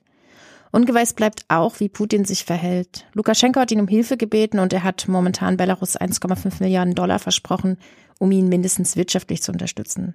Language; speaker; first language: German; native; German